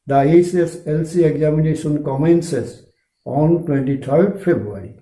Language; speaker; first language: English; non-native, local second language; Assamese